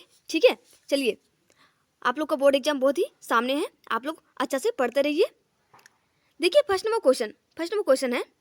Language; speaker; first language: Hindi; native; Hindi